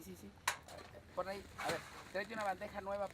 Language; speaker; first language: Spanish; native; Spanish